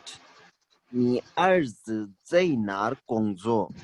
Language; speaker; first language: Chinese; non-native, fluent; Urdu